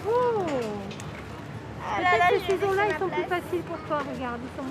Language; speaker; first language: French; native; French